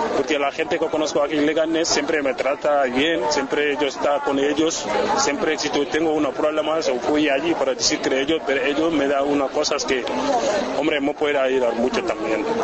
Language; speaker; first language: Spanish; non-native, learner; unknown